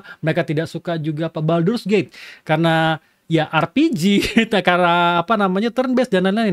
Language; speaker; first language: Indonesian; native; Indonesian